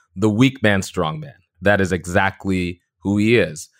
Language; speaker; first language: English; native; English